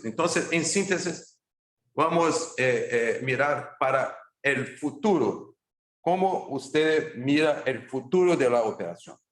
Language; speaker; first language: Spanish; non-native, fluent; Portuguese